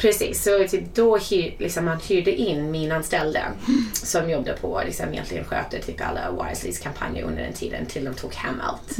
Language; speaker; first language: Swedish; non-native, fluent; English